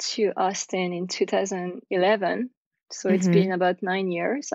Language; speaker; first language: English; non-native, fluent; French